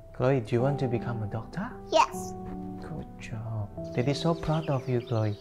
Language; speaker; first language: English; non-native, fluent; Italian